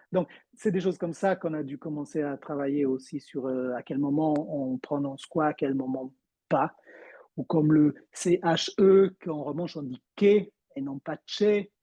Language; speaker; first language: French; non-native, fluent; Romansh